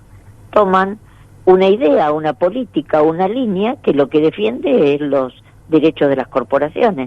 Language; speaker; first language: Spanish; native; Spanish